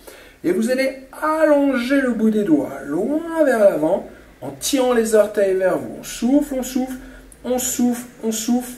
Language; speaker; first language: French; native; French